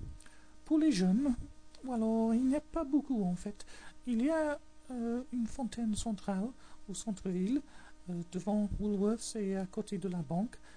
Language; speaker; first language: French; non-native, fluent; English